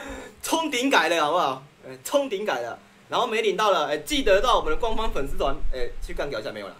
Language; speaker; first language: Chinese; native; Chinese